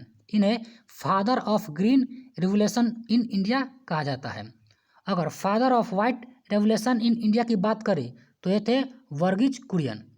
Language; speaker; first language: Hindi; native; Hindi